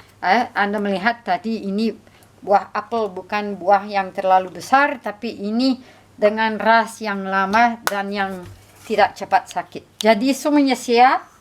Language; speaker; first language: Indonesian; non-native, fluent; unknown